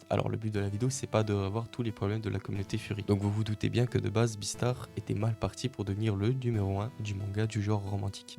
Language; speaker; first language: French; native; French